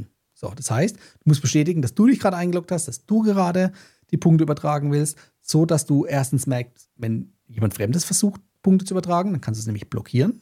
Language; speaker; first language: German; native; German